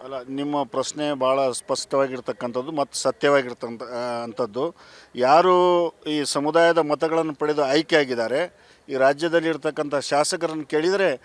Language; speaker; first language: Kannada; non-native, local second language; Lambadi